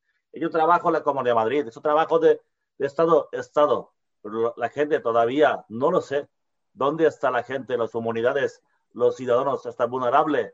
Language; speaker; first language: Spanish; non-native, learner; Bangla